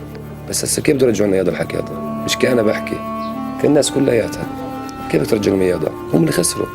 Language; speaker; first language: Arabic; native; Arabic